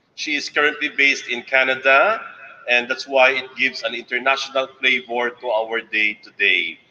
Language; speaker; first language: English; non-native, local second language; Cebuano